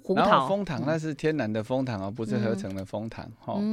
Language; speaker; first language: Chinese; native; Chinese